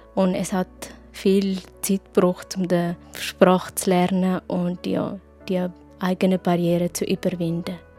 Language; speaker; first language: German; non-native, fluent; Tigrinya